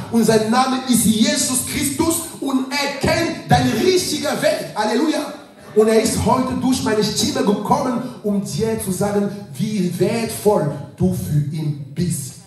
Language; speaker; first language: German; non-native, fluent; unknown